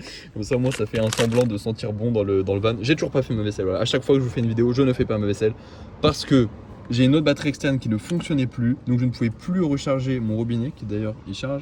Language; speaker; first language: French; native; French